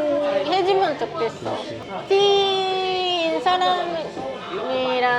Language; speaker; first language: Korean; non-native, fluent; Japanese